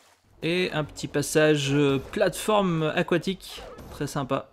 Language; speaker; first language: French; native; French